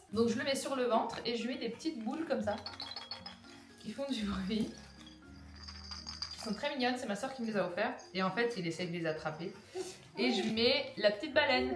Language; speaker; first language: French; native; French